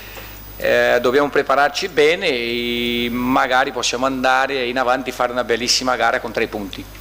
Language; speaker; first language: Italian; non-native, fluent; Portuguese